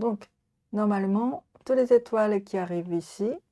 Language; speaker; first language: French; non-native, learner; Japanese